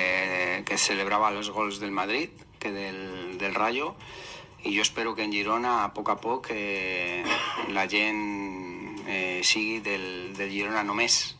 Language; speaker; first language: Catalan; non-native, local second language; Spanish